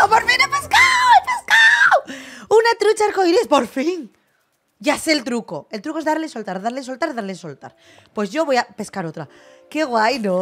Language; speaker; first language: Spanish; native; Spanish